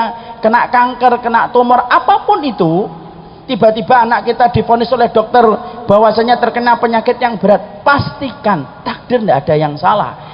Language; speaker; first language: Indonesian; native; Indonesian